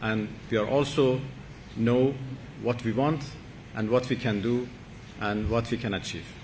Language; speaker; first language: English; non-native, fluent; Persian